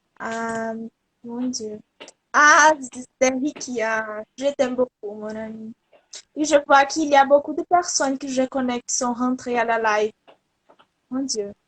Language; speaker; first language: French; non-native, learner; Portuguese